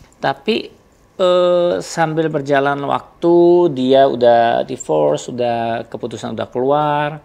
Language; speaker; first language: Indonesian; non-native, fluent; Korean